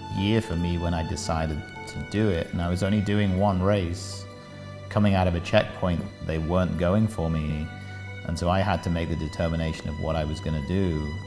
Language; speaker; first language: English; native; English